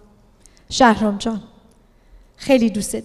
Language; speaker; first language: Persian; early bilingual, heritage; Persian